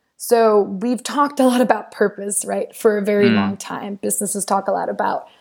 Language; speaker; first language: English; non-native, fluent; Danish